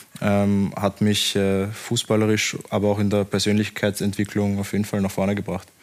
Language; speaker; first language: German; native; German